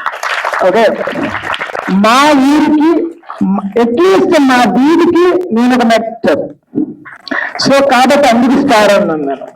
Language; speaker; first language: Telugu; native; Telugu